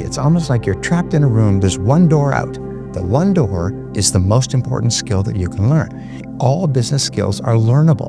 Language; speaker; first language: English; native; English